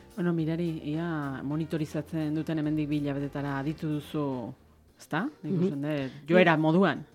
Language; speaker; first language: Basque; native; Basque